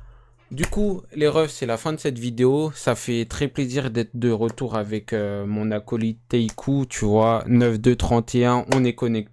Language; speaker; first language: French; native; French